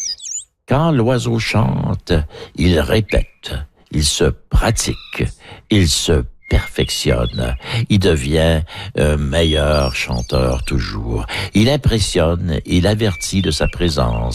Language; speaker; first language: French; native; French